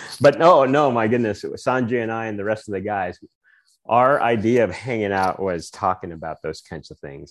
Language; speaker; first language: English; non-native, local second language; Filipino